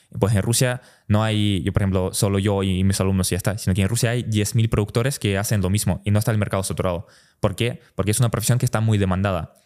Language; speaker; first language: Spanish; early bilingual, other home language; Russian